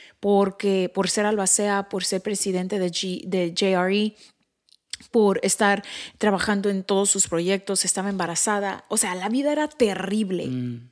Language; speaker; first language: Spanish; early bilingual, heritage; Spanish